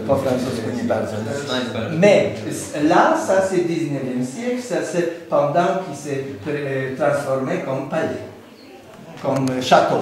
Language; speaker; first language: French; non-native, learner; Polish